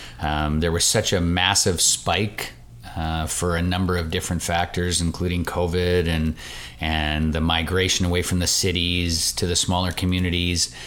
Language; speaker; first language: English; native; English